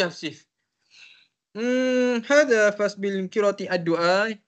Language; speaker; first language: Arabic; non-native, learner; Malay